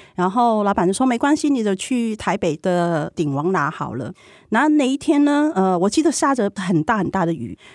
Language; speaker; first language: Chinese; non-native, fluent; Cantonese